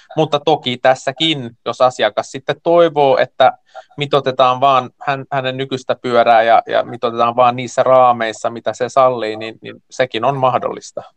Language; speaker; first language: Finnish; non-native, local second language; Swedish